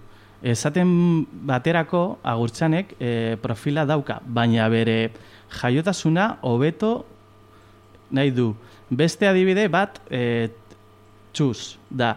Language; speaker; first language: Basque; non-native, local second language; Spanish